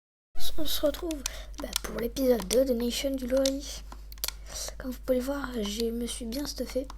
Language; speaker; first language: French; native; French